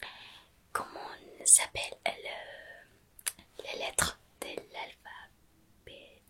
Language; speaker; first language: French; non-native, fluent; Spanish